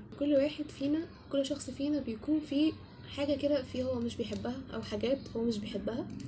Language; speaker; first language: Arabic; native; Arabic